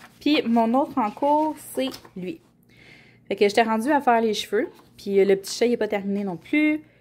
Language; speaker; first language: French; native; French